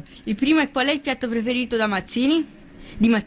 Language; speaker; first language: Italian; native; Italian